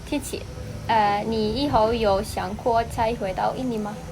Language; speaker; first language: Chinese; non-native, learner; Indonesian